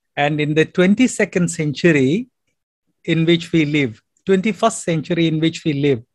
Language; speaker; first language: English; non-native, local second language; Malayalam